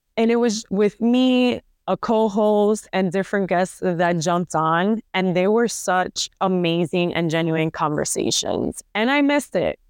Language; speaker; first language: English; early bilingual, other home language; Spanish